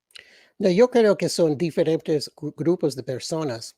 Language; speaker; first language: Spanish; early bilingual, other home language; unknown